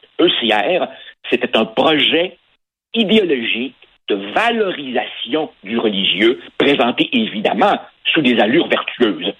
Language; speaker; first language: French; early bilingual, other home language; Spanish